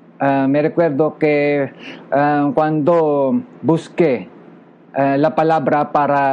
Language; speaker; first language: Spanish; non-native, local second language; Filipino